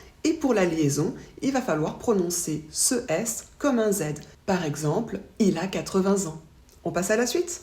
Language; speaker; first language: French; native; French